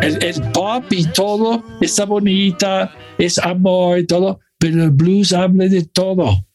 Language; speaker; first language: Spanish; non-native, fluent; English